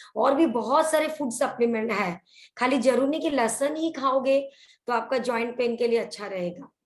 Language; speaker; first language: Hindi; non-native, local second language; Odia